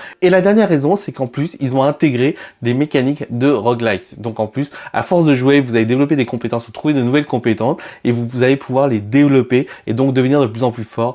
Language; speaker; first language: French; native; French